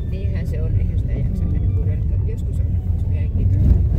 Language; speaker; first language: Finnish; native; Finnish